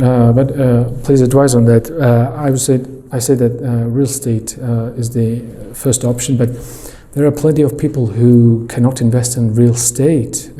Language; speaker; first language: English; non-native, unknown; Mongolian